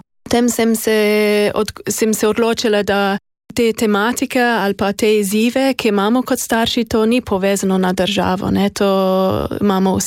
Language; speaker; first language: Slovenian; non-native, fluent; English